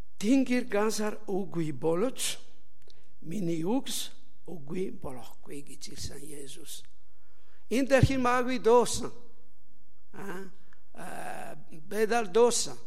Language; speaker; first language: Mongolian; non-native, learner; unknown